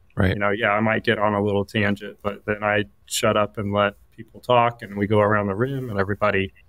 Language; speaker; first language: English; native; English